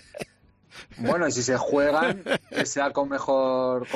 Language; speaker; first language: Spanish; native; Spanish